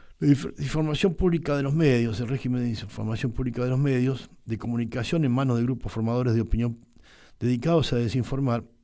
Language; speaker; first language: Spanish; native; Spanish